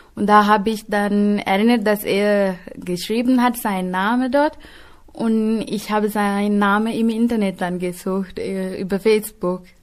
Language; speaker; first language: German; non-native, fluent; Sinhala